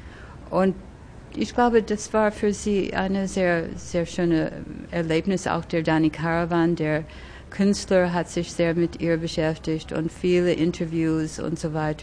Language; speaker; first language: German; early bilingual, other home language; French